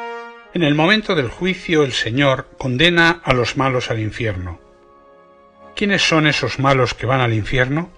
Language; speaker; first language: Spanish; native; Spanish